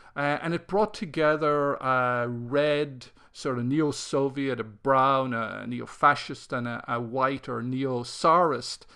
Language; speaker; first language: English; native; English